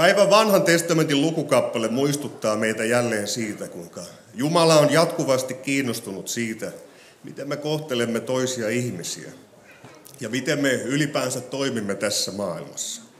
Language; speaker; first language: Finnish; native; Finnish